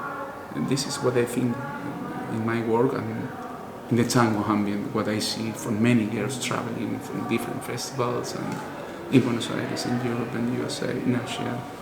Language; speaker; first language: English; non-native, learner; Spanish